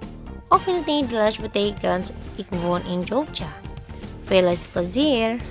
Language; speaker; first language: Dutch; non-native, learner; Indonesian